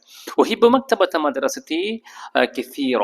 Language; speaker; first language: Arabic; non-native, fluent; Malayalam